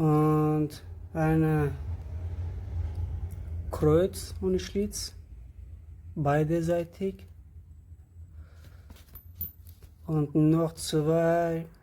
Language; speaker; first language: German; non-native, learner; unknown